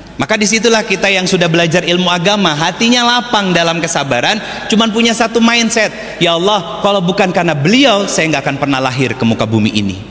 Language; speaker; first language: Indonesian; native; Indonesian